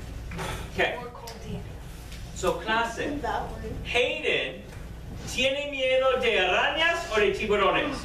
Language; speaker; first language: Spanish; non-native, fluent; English